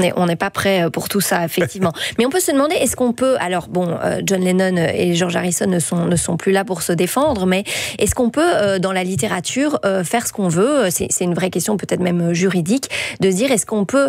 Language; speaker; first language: French; native; French